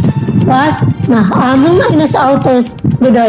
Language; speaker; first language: German; non-native, learner; Indonesian